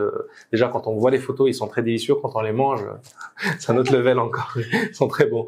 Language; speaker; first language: French; native; French